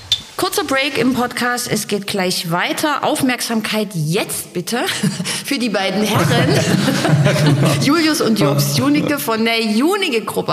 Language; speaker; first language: German; native; German